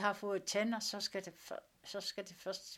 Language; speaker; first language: Danish; non-native, local second language; Kalaallisut